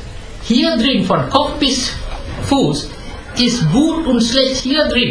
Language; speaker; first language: German; non-native, fluent; Sinhala